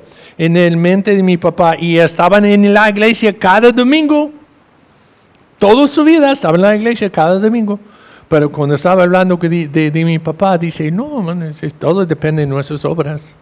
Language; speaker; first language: Spanish; non-native, fluent; English